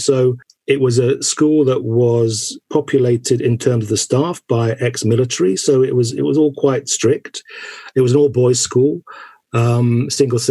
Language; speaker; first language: English; native; English